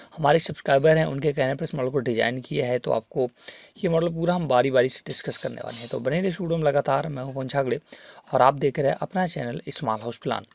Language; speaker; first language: Hindi; native; Hindi